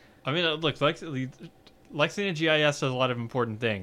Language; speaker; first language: English; native; English